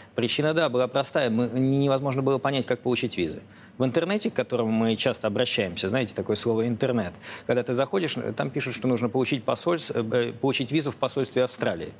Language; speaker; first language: Russian; native; Russian